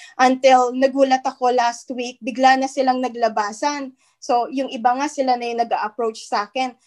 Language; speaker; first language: Filipino; native; Filipino